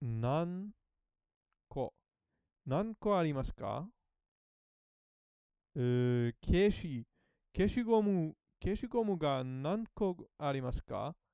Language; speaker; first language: Japanese; non-native, learner; English